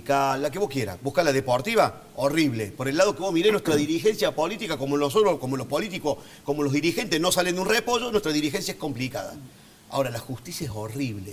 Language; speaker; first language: Spanish; native; Spanish